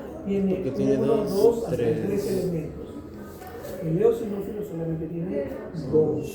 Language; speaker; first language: Spanish; native; Spanish